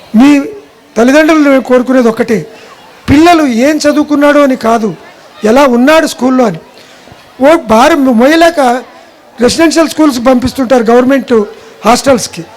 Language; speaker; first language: Telugu; non-native, local second language; Kannada